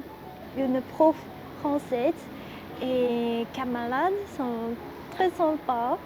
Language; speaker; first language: French; non-native, learner; Japanese